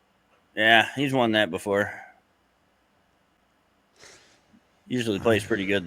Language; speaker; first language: English; native; English